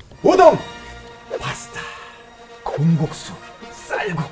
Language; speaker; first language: Korean; non-native, fluent; Spanish